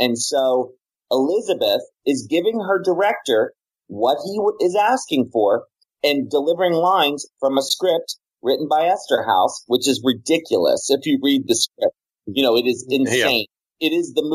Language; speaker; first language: English; native; English